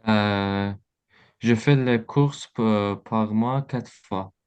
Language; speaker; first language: French; non-native, learner; Azerbaijani